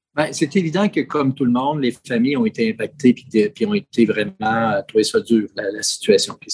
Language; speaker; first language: French; native; French